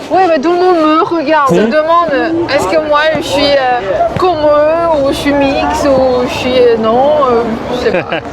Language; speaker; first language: French; early bilingual, other home language; Chinese